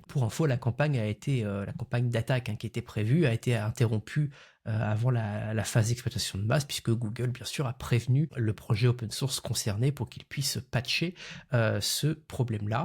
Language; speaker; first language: French; native; French